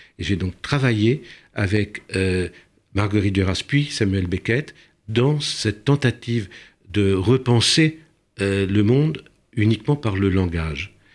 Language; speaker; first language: French; early bilingual, other home language; Romanian